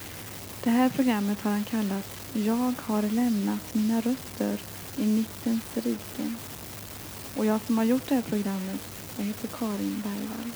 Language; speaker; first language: Swedish; native; Swedish